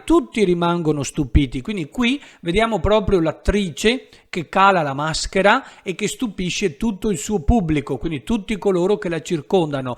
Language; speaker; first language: Italian; native; Italian